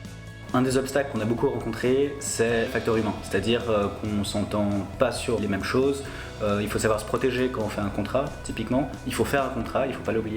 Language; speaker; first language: French; native; French